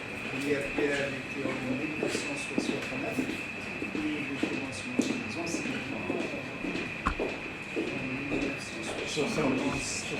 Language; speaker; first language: French; non-native, local second language; Arabic